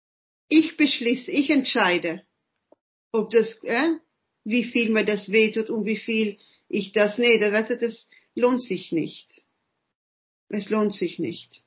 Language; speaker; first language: German; early bilingual, other home language; Italian